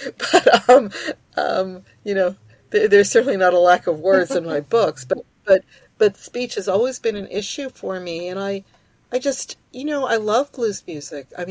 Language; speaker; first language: English; early bilingual, other home language; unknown